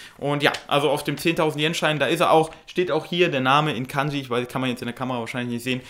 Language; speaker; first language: German; native; German